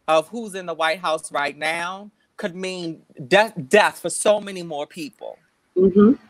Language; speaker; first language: English; native; English